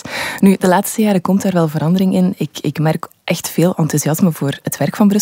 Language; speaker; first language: Dutch; native; Dutch